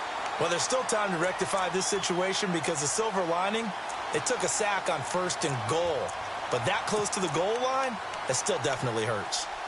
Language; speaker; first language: English; native; English